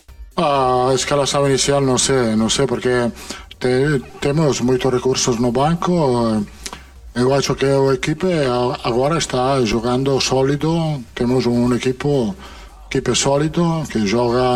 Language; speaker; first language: Portuguese; non-native, fluent; Italian